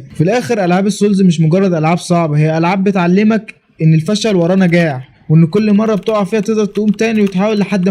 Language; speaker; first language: Arabic; native; Arabic